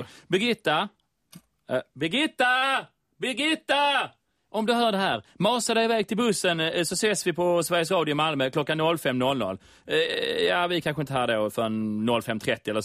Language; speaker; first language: Swedish; native; Swedish